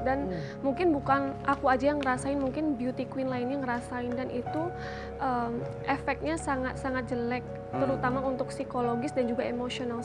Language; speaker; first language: Indonesian; early bilingual, heritage; Indonesian